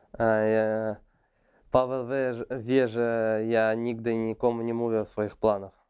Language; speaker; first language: Polish; non-native, fluent; Russian